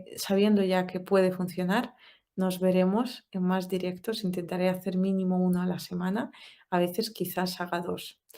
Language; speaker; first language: Spanish; non-native, fluent; Russian